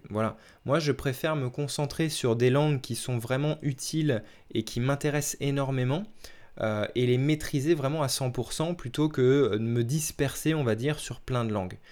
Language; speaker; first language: French; native; French